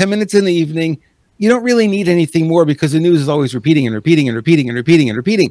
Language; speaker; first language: English; native; English